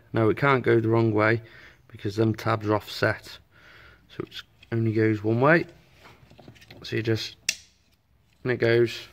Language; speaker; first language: English; native; English